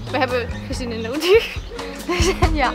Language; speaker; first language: Dutch; non-native, learner; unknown